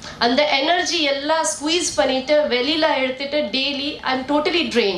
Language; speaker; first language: Tamil; non-native, learner; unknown